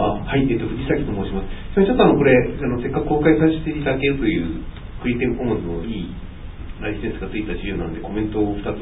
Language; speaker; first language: Japanese; native; Japanese